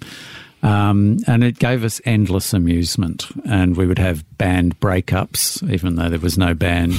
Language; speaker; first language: English; native; English